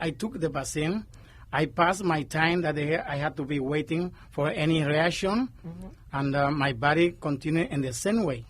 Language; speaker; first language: English; non-native, learner; Spanish